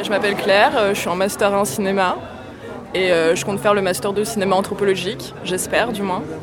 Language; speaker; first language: French; native; French